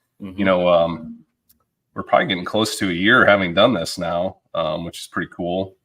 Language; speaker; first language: English; native; English